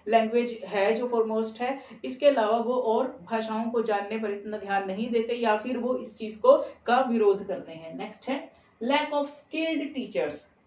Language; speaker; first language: Hindi; non-native, local second language; Punjabi